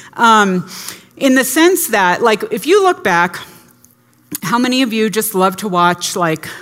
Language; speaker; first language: English; native; English